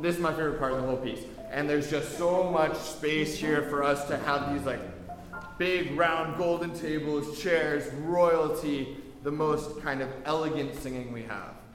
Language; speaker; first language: English; native; English